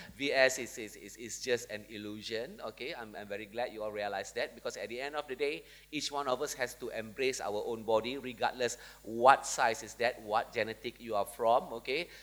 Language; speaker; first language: English; non-native, local second language; Malay